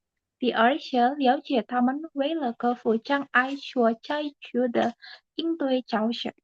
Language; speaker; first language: Chinese; non-native, learner; Indonesian